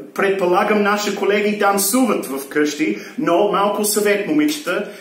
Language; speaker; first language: Bulgarian; non-native, learner; English